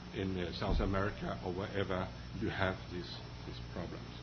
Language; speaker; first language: English; non-native, fluent; Danish